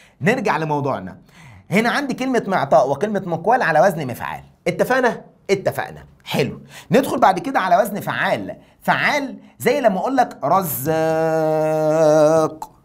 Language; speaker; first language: Arabic; native; Arabic